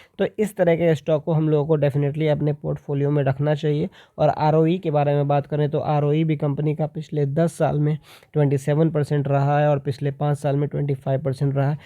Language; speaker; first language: Hindi; native; Hindi